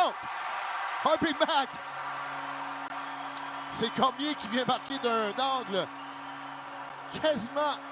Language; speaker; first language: French; native; French